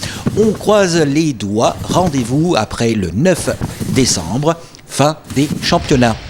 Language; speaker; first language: French; native; French